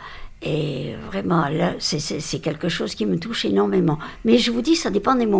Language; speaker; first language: French; native; French